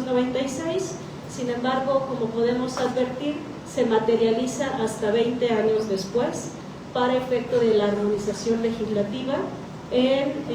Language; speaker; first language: Spanish; native; Spanish